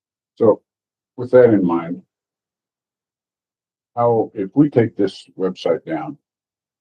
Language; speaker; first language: English; native; English